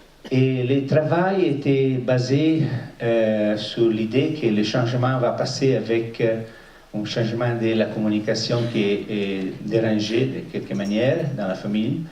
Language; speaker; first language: French; non-native, fluent; Italian